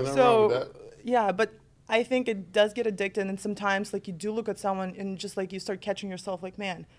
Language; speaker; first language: English; non-native, fluent; Russian